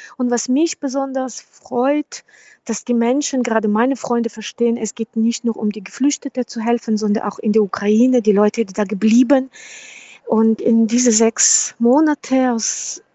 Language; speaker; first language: German; non-native, fluent; Ukrainian